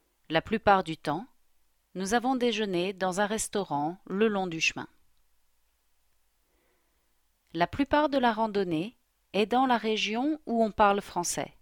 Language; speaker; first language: French; non-native, learner; English